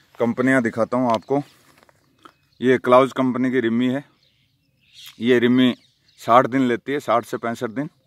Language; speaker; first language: Hindi; native; Hindi